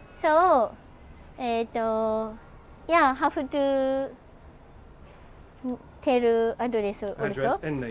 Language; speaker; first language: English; non-native, learner; Japanese